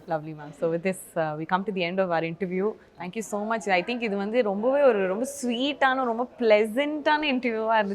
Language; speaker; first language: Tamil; native; Tamil